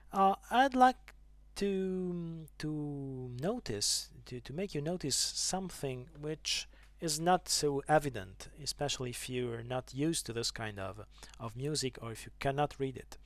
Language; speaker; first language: English; non-native, fluent; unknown